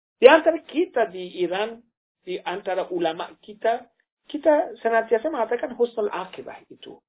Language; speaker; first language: Indonesian; non-native, fluent; Persian